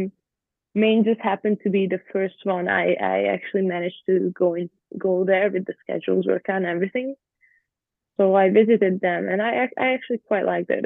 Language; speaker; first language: English; non-native, fluent; Hungarian